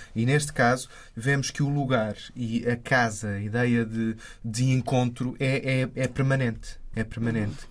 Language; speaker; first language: Portuguese; non-native, fluent; English